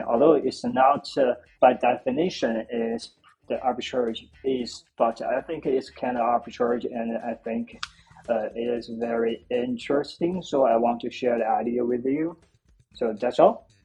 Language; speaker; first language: English; non-native, fluent; Chinese